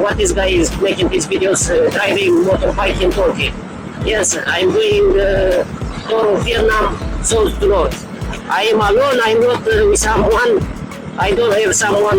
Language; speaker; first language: English; non-native, learner; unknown